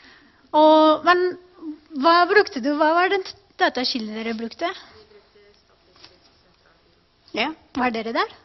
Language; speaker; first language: Norwegian; non-native, fluent; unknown